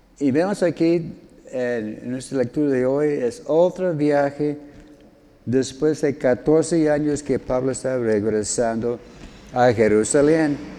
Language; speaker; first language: Spanish; non-native, fluent; English